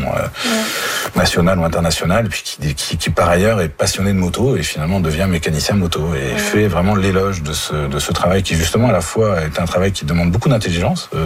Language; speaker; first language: French; native; French